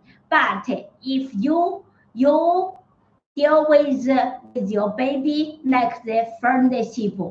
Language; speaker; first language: English; non-native, learner; Chinese